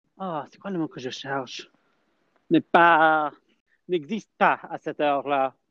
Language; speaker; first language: French; non-native, learner; English